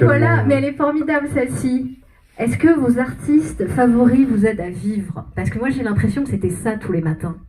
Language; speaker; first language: French; native; French